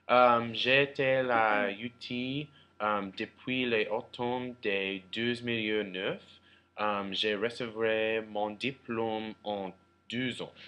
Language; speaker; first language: French; non-native, learner; English